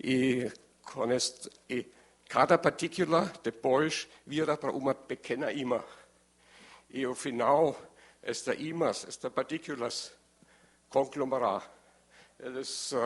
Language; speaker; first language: Portuguese; non-native, learner; German